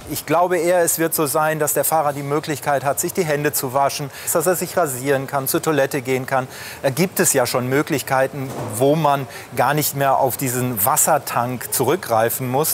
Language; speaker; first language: German; native; German